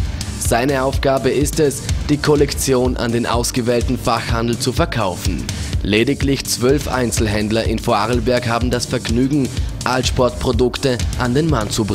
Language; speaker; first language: German; native; German